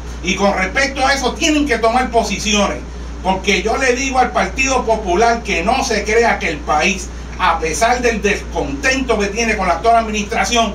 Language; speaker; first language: Spanish; native; Spanish